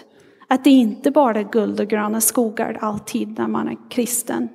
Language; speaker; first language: Swedish; non-native, fluent; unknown